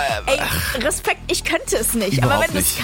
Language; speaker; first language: German; native; German